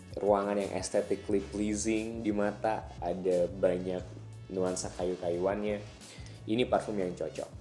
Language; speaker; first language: Indonesian; native; Indonesian